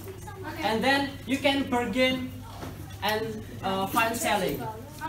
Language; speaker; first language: English; non-native, learner; Indonesian